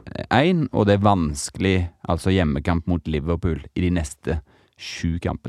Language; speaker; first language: Norwegian; native; Norwegian